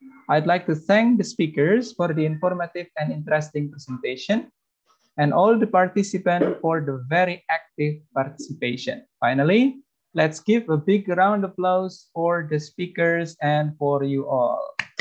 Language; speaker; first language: English; non-native, fluent; Indonesian